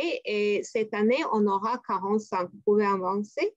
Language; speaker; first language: French; non-native, fluent; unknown